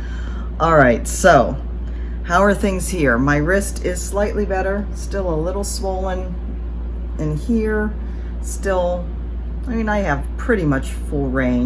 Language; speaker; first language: English; native; English